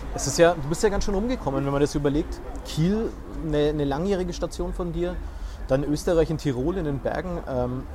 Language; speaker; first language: German; non-native, fluent; Spanish